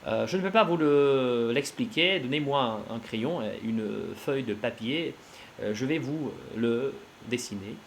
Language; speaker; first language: French; non-native, fluent; Russian